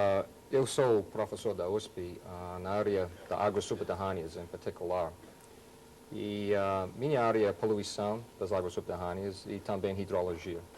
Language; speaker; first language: Portuguese; non-native, fluent; English